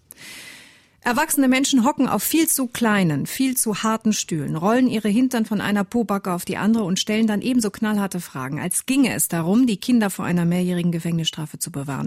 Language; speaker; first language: German; native; German